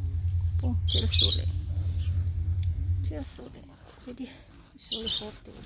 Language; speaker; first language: Italian; non-native, fluent; Cebuano